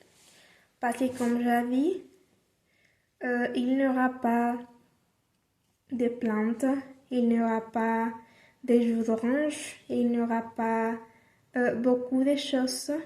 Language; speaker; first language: French; non-native, learner; Spanish